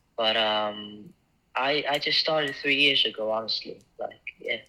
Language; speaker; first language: English; non-native, fluent; Icelandic